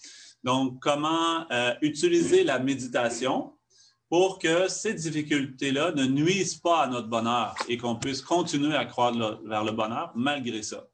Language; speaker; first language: French; native; French